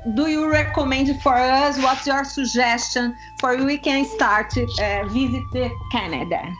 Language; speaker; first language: English; non-native, learner; Portuguese